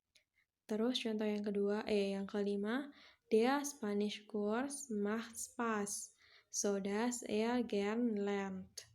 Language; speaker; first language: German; non-native, learner; Indonesian